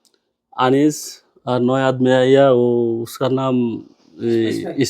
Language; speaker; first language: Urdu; non-native, learner; Bangla